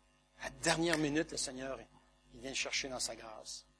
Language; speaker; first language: French; native; French